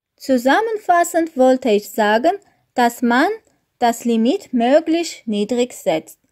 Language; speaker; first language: German; non-native, learner; Armenian